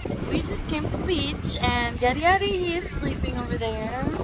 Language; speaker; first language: English; early bilingual, other home language; Spanish